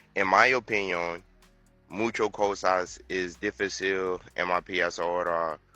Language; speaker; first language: Spanish; non-native, learner; English